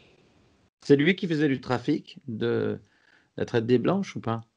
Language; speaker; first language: French; native; French